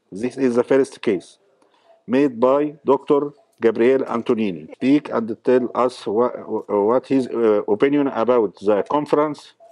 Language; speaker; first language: English; non-native, fluent; Arabic